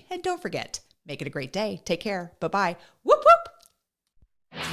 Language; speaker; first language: English; native; English